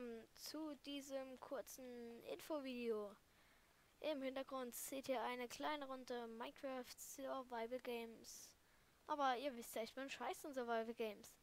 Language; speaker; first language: German; native; German